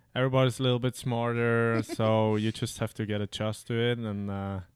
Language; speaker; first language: English; non-native, fluent; German